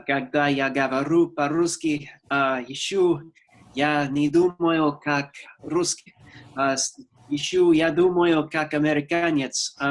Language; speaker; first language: Russian; non-native, learner; English